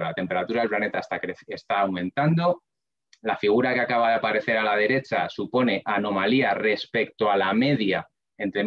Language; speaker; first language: Spanish; native; Spanish